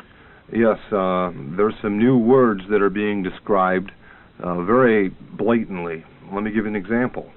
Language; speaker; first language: English; native; English